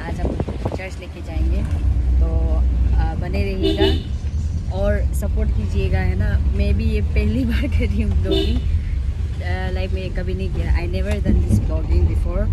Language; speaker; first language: Hindi; non-native, local second language; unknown